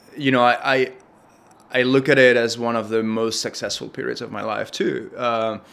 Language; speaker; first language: English; non-native, fluent; Spanish